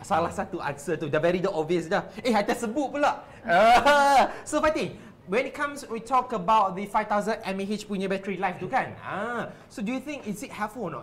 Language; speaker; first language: English; non-native, local second language; Malay